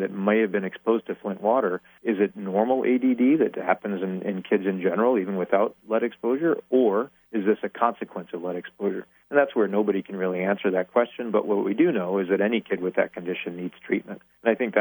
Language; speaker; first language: English; native; English